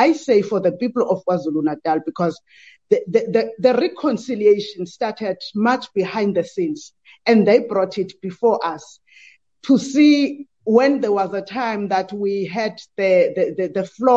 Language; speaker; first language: English; non-native, local second language; Xhosa